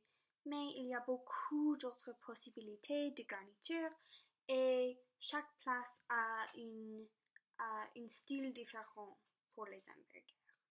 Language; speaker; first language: French; non-native, local second language; English